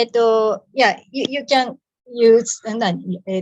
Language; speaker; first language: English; non-native, learner; Japanese